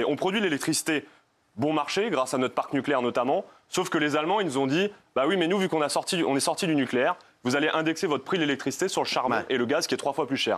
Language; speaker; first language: French; native; French